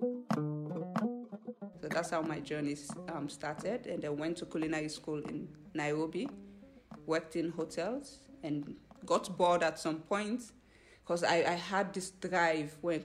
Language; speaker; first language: English; non-native, local second language; Fula